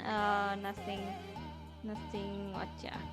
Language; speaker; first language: English; non-native, fluent; Indonesian